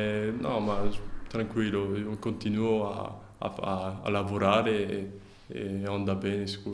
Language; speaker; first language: Italian; non-native, fluent; French